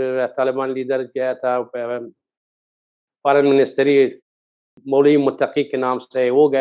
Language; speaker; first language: Hindi; non-native, learner; Persian